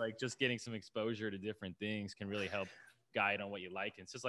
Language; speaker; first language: English; native; English